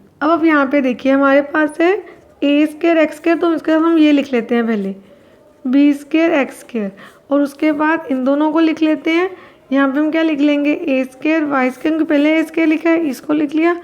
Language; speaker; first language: Hindi; native; Hindi